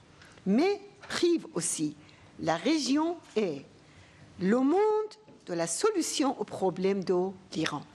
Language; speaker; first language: French; non-native, fluent; Persian